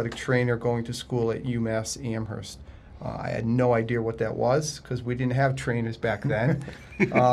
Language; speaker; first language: English; native; English